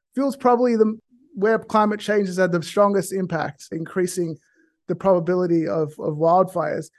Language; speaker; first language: English; native; English